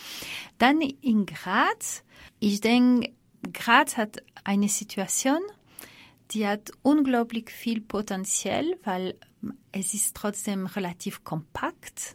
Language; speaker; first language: German; non-native, fluent; French